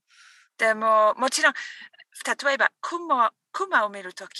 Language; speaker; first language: Japanese; non-native, learner; English